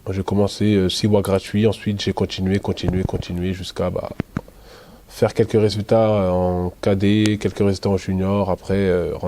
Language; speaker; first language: French; native; French